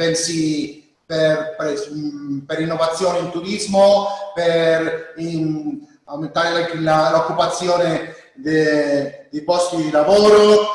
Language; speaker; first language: Italian; non-native, learner; Spanish